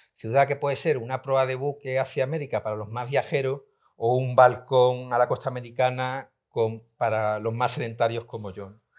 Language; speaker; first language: Spanish; native; Spanish